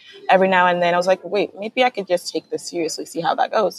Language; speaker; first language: English; non-native, local second language; Akan